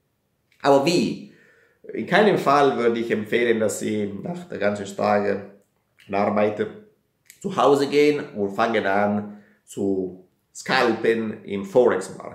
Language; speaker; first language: German; non-native, fluent; Italian